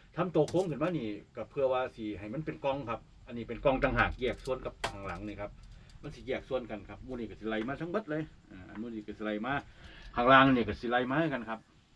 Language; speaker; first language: Thai; native; Thai